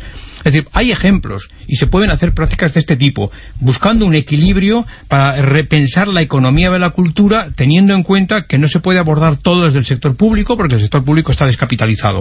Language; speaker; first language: Spanish; native; Spanish